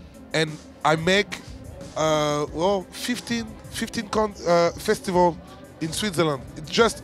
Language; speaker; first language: English; non-native, learner; French